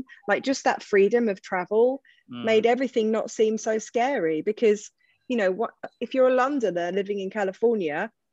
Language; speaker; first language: English; native; English